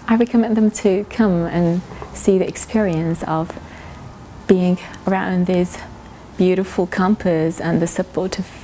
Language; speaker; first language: English; non-native, fluent; Kurdish